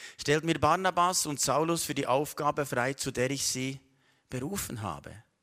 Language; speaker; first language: German; native; German